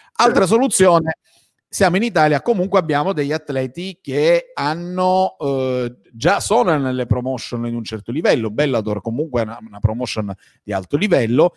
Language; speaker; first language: Italian; native; Italian